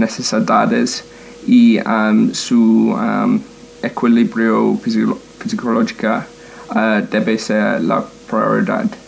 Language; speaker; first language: Spanish; non-native, learner; English